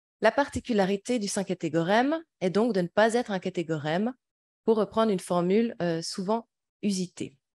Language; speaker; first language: French; native; French